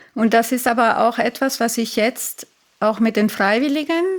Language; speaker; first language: German; non-native, fluent; Italian